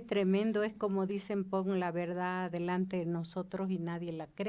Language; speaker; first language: Spanish; native; Spanish